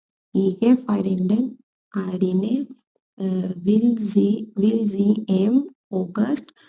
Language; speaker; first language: German; non-native, learner; Urdu